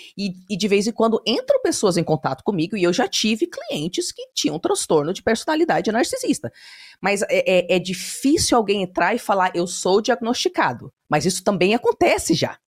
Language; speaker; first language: Portuguese; early bilingual, heritage; Portuguese